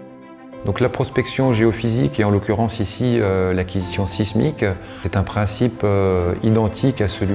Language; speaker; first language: French; native; French